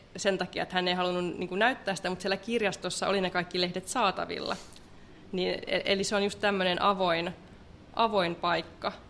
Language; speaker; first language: Finnish; native; Finnish